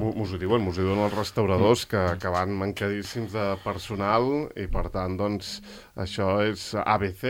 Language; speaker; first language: Catalan; native; Catalan